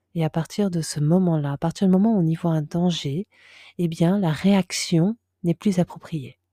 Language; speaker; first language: French; native; French